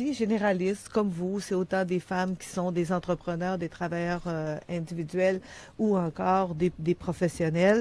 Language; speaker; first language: French; native; French